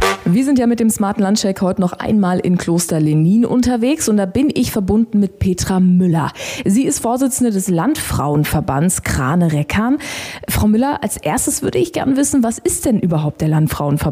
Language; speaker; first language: German; native; German